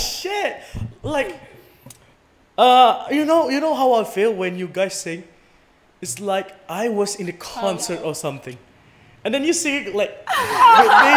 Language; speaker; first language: English; non-native, learner; Indonesian